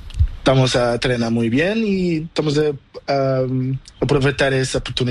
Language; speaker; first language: Spanish; non-native, learner; Portuguese